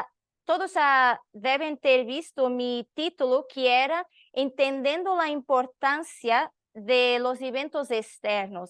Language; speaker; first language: Spanish; non-native, learner; Portuguese